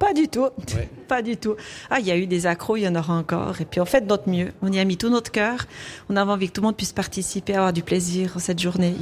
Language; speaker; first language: French; native; French